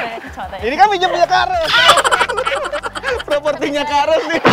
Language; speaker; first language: Indonesian; native; Indonesian